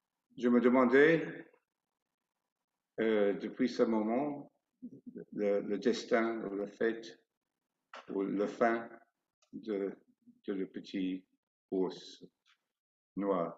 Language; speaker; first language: French; non-native, fluent; English